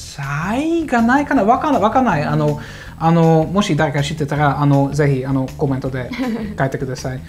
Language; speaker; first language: Japanese; non-native, fluent; Hungarian